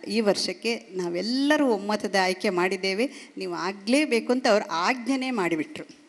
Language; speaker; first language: Kannada; native; Kannada